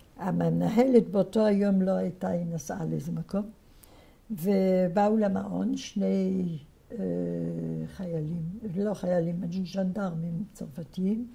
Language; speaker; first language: Hebrew; non-native, fluent; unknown